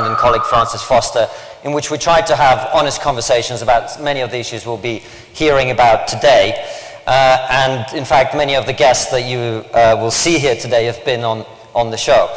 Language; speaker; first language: English; early bilingual, other home language; Russian